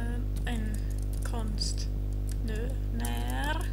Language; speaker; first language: Swedish; non-native, learner; German